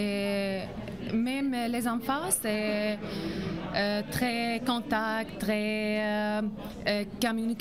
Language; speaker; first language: French; non-native, learner; Arabic